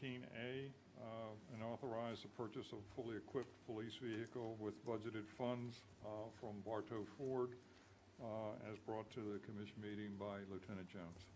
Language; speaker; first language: English; native; English